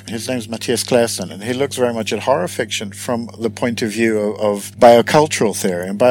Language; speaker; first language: English; native; English